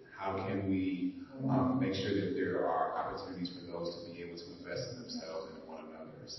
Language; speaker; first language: English; native; English